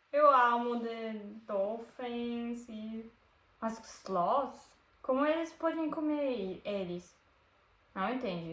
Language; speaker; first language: Portuguese; non-native, learner; German